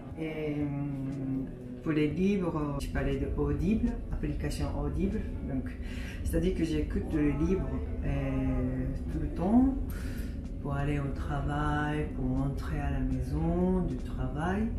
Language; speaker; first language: French; non-native, fluent; Japanese